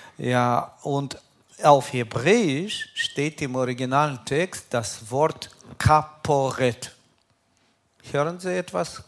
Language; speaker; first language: German; non-native, fluent; Russian